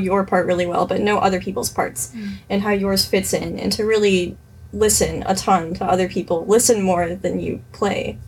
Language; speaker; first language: English; native; English